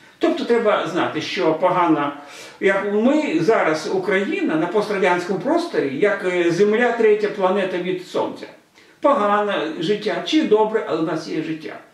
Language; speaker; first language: Ukrainian; non-native, local second language; Russian